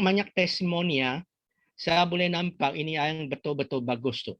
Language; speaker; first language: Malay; non-native, local second language; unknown